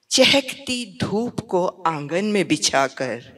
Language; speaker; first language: Hindi; native; Hindi